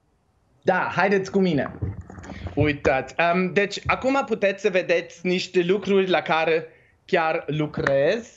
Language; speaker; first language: Romanian; non-native, local second language; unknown